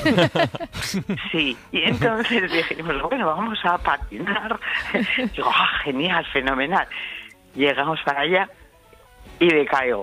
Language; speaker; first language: Spanish; native; Spanish